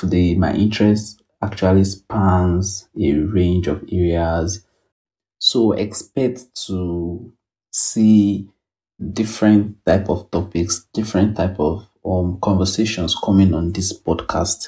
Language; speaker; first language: English; non-native, local second language; Yoruba